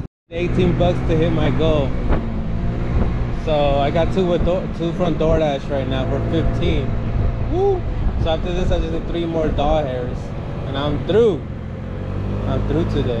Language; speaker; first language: English; early bilingual, other home language; Spanish